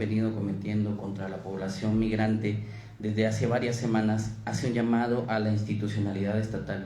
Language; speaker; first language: Spanish; native; Spanish